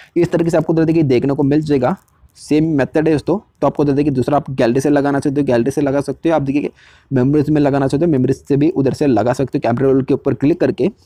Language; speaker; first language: Hindi; native; Hindi